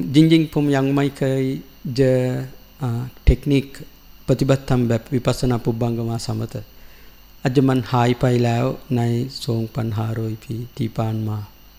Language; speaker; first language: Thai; non-native, learner; Sinhala